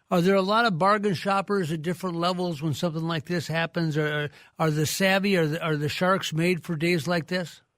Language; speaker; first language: English; native; English